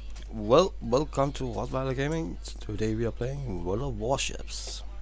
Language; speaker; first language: English; non-native, fluent; Danish